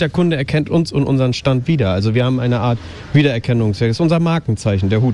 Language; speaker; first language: German; native; German